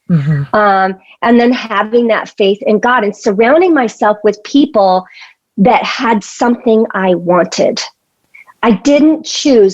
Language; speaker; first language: English; native; English